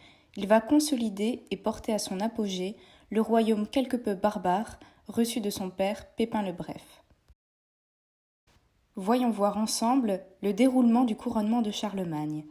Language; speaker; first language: French; native; French